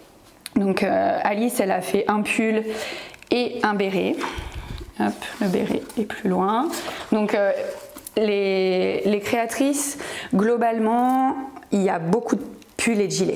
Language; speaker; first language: French; native; French